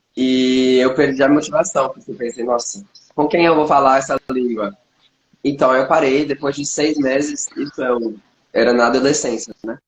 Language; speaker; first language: Portuguese; non-native, fluent; French